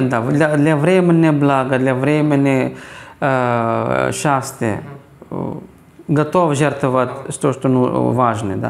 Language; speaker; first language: Russian; non-native, fluent; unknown